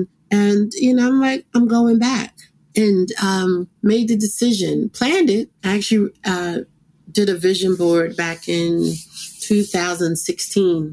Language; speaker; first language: English; early bilingual, other home language; Krio